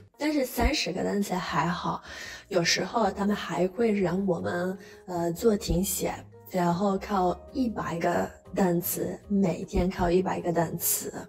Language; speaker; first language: Chinese; non-native, fluent; Italian